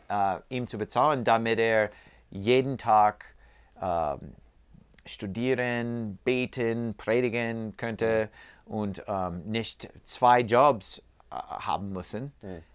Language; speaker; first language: German; non-native, learner; English